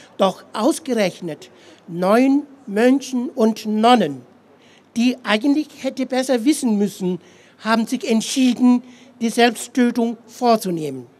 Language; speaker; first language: German; non-native, fluent; Tibetan